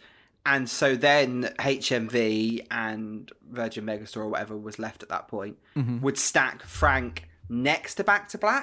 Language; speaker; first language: English; native; English